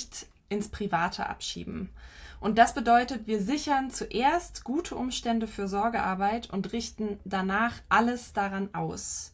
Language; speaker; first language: German; native; German